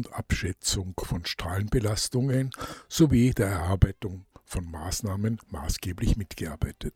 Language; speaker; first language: German; native; German